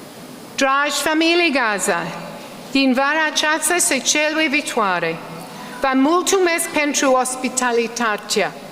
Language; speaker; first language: Romanian; non-native, learner; English